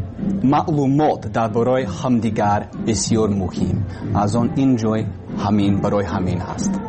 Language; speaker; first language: Persian; non-native, learner; English